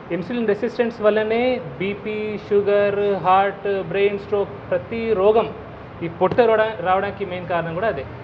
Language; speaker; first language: Telugu; non-native, local second language; Hindi